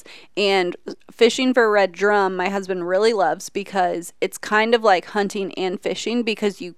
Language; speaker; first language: English; native; English